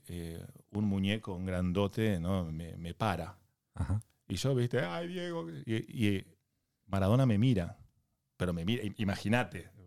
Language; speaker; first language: Spanish; native; Spanish